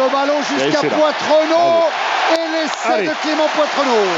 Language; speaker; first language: French; native; French